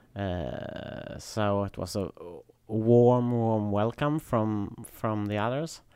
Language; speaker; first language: English; non-native, fluent; Swedish